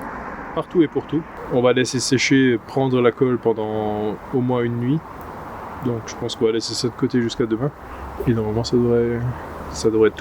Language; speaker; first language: French; native; French